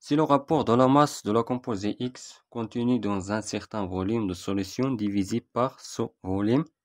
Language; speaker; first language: French; non-native, local second language; Arabic